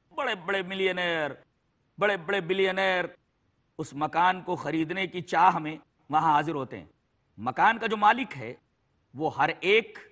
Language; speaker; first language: Urdu; native; Urdu